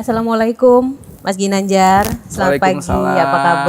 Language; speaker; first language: Indonesian; native; Indonesian